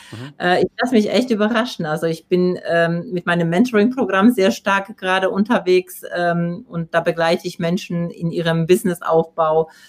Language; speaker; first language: German; non-native, fluent; Polish